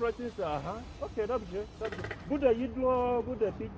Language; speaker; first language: Czech; non-native, learner; English